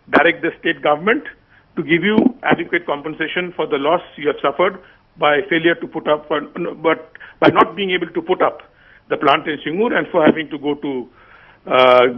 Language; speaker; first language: English; non-native, local second language; Bangla